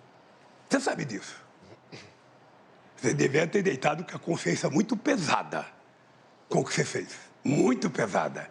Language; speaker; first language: Portuguese; native; Portuguese